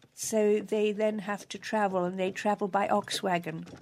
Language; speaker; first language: English; native; English